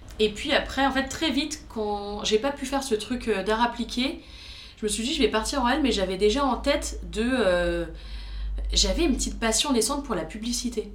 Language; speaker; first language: French; early bilingual, other home language; Romanian